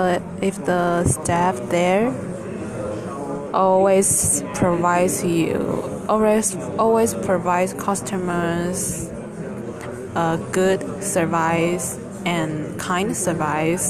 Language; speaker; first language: English; non-native, learner; Chinese